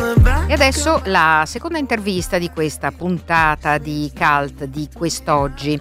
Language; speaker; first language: Italian; native; Italian